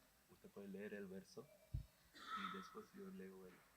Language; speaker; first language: Spanish; non-native, fluent; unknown